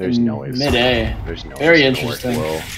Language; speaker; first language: English; native; English